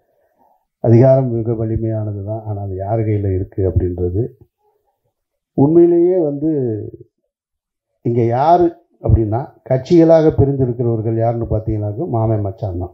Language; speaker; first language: Tamil; native; Tamil